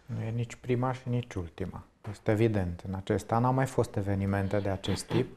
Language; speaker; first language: Romanian; native; Romanian